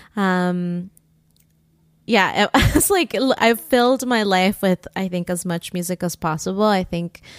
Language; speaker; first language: English; early bilingual, other home language; Spanish